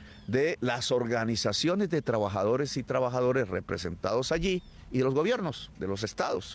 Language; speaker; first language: Spanish; native; Spanish